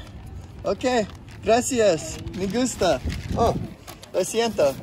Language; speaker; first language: Spanish; non-native, learner; English